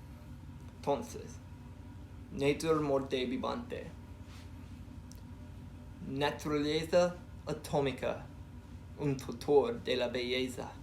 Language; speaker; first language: Spanish; non-native, learner; English